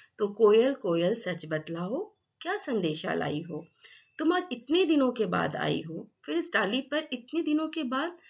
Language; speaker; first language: Hindi; non-native, local second language; Assamese